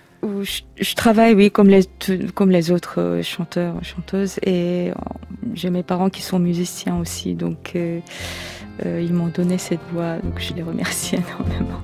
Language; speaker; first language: French; non-native, fluent; Korean